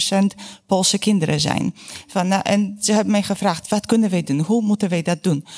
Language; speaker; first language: Dutch; non-native, fluent; Polish